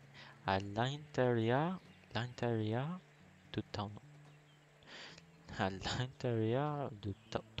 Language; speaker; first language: French; non-native, learner; English